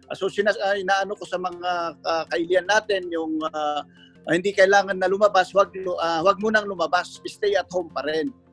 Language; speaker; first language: Filipino; non-native, local second language; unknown